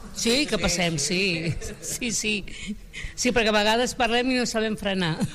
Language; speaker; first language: Catalan; non-native, local second language; Spanish